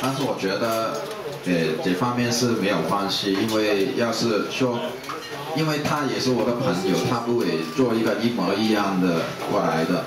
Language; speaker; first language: Chinese; non-native, local second language; Cantonese